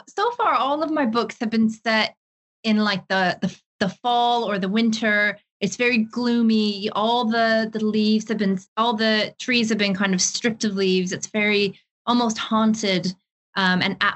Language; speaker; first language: English; native; English